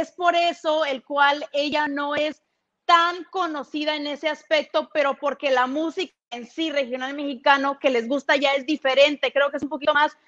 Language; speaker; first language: Spanish; early bilingual, heritage; Spanish